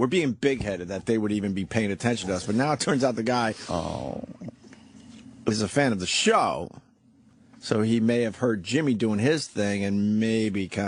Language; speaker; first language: English; native; English